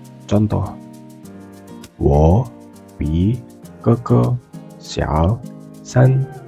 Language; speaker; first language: Chinese; non-native, fluent; Indonesian